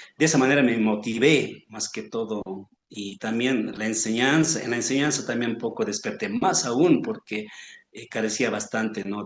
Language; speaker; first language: Spanish; non-native, local second language; Aymara